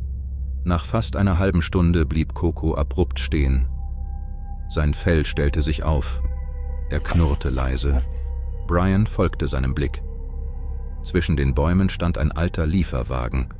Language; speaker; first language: German; native; German